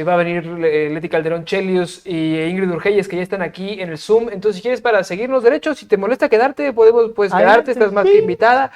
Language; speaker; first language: Spanish; native; Spanish